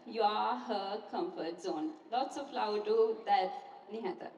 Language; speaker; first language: English; non-native, local second language; Sinhala